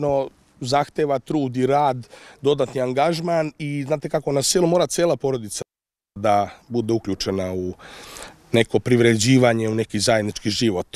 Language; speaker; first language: Serbian; native; Serbian